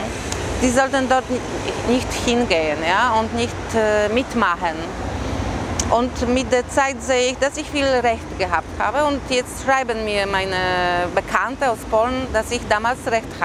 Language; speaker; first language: German; non-native, fluent; Polish